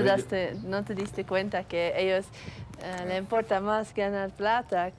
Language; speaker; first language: Spanish; non-native, learner; Dutch